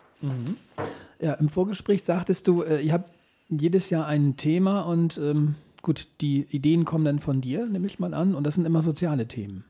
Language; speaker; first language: German; native; German